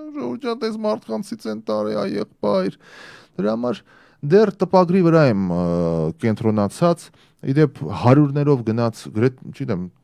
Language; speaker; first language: Armenian; native; Armenian